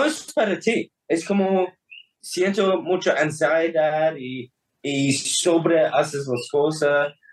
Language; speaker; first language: Spanish; non-native, learner; English